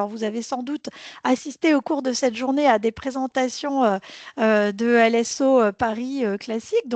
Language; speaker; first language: French; native; French